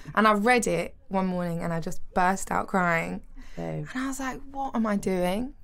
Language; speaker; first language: English; native; English